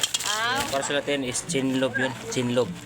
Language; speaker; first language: Filipino; non-native, local second language; Cebuano